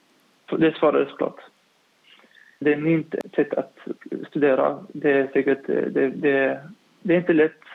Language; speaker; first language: Swedish; non-native, fluent; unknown